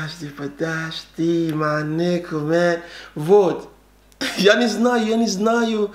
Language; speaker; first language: Russian; non-native, learner; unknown